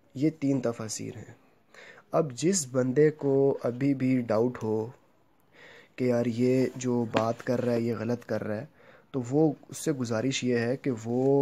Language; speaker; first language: Urdu; native; Urdu